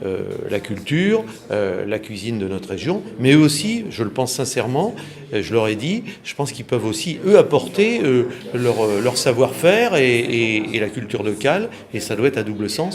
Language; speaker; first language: French; native; French